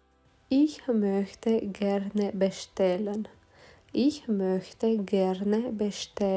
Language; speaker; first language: German; non-native, fluent; Romanian